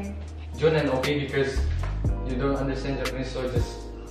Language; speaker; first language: English; non-native, fluent; Indonesian